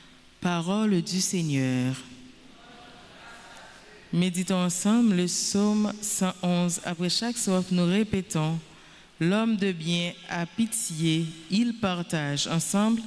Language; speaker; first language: French; non-native, local second language; Haitian Creole